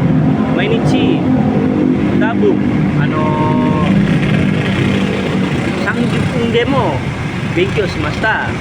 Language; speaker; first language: Japanese; non-native, learner; Indonesian